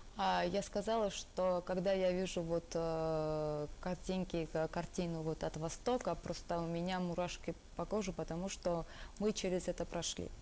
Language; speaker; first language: Russian; non-native, local second language; Georgian